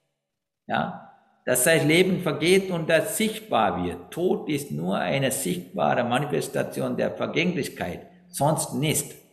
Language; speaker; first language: German; non-native, fluent; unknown